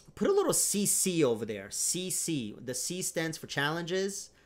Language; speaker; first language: English; non-native, fluent; Romanian